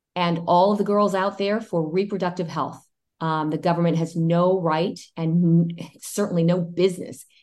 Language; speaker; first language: English; early bilingual, other home language; Spanish